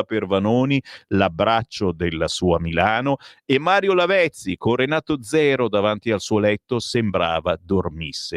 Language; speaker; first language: Italian; native; Italian